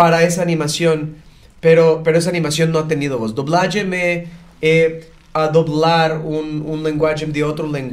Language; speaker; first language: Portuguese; non-native, learner; Spanish